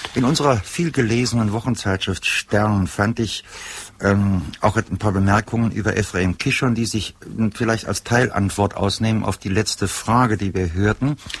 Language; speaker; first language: German; native; German